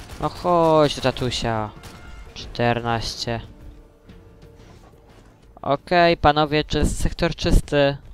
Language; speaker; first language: Polish; native; Polish